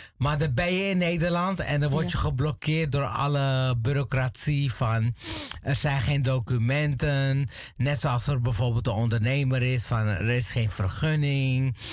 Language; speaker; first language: Dutch; non-native, fluent; Tigrinya